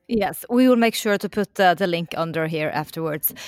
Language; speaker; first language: English; non-native, fluent; Norwegian